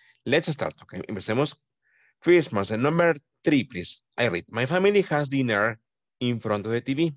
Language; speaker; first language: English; non-native, fluent; Spanish